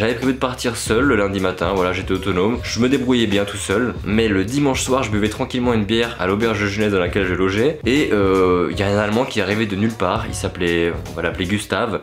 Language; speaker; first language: French; native; French